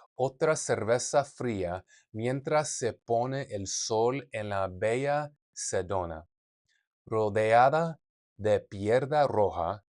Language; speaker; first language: Spanish; non-native, learner; English